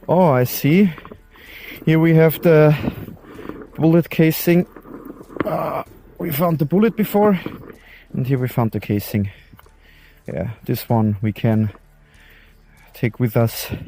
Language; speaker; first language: English; non-native, fluent; German